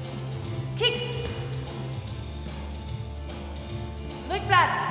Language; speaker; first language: German; native; German